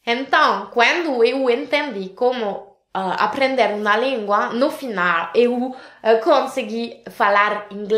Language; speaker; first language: Portuguese; non-native, learner; French